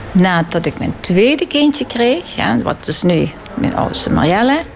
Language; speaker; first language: Dutch; native; Dutch